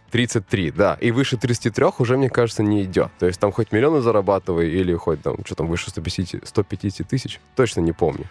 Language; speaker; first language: Russian; native; Russian